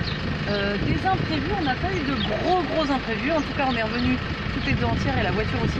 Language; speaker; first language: French; native; French